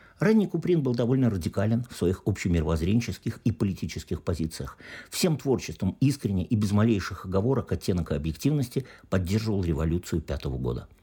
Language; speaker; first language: Russian; native; Russian